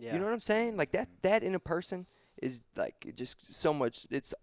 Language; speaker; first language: English; native; English